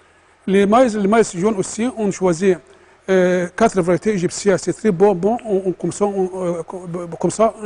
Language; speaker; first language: French; non-native, learner; Arabic